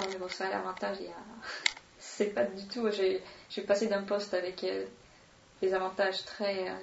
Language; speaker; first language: French; non-native, fluent; Swedish